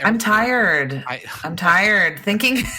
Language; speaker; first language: English; native; English